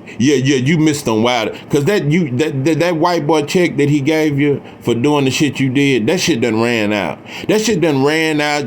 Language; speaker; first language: English; native; English